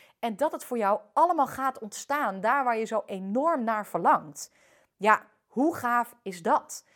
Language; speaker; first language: Dutch; early bilingual, other home language; French